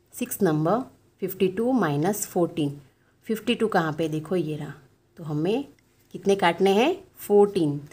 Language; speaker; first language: Hindi; non-native, local second language; Gujarati